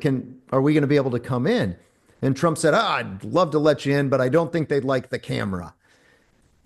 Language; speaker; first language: English; native; English